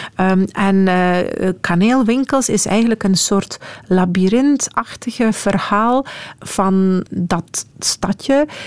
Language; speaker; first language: Dutch; non-native, fluent; Polish